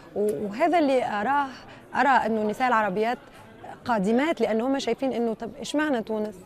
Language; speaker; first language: Arabic; native; Arabic